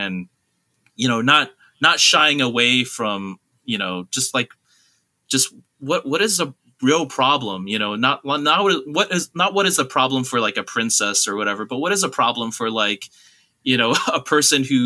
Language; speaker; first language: English; native; English